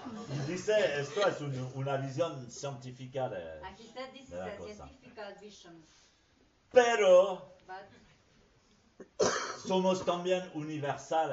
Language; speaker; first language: Spanish; non-native, fluent; French